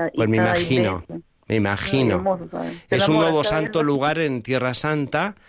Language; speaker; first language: Spanish; native; Spanish